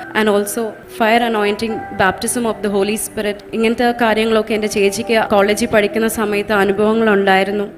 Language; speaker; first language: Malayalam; early bilingual, heritage; Malayalam